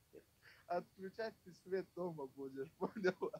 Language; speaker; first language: Russian; non-native, local second language; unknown